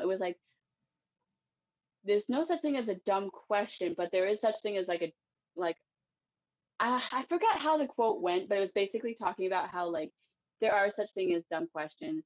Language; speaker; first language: English; native; English